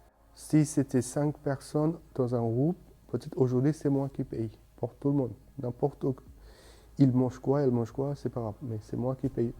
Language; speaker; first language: French; non-native, learner; Bangla